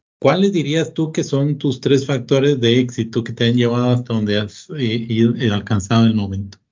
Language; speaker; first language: Spanish; native; Spanish